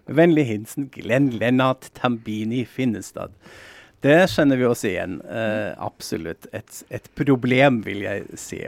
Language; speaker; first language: Norwegian; non-native, fluent; German